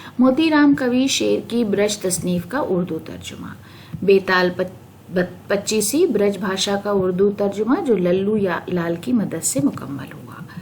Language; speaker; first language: Urdu; native; Urdu